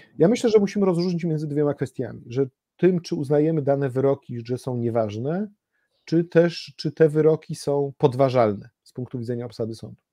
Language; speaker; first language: Polish; native; Polish